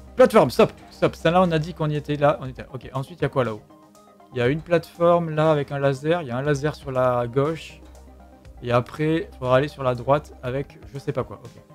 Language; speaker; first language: French; native; French